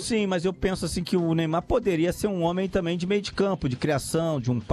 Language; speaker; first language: Portuguese; native; Portuguese